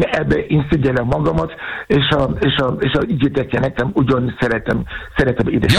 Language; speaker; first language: Hungarian; non-native, fluent; Yoruba